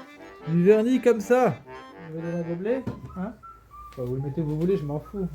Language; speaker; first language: French; native; French